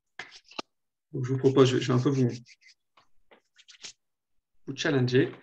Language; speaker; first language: French; native; French